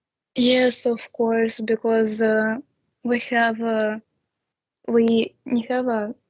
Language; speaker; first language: English; non-native, learner; Russian